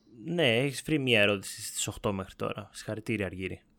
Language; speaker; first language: Greek; native; Greek